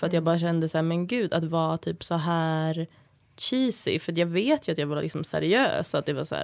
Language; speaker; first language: Swedish; native; Swedish